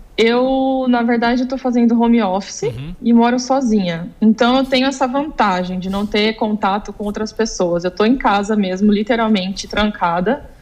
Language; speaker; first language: Portuguese; native; Portuguese